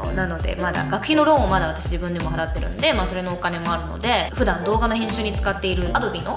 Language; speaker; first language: Japanese; early bilingual, other home language; Chinese